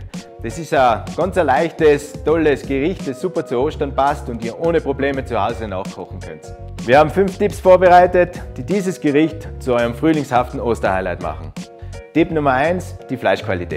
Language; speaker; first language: German; native; German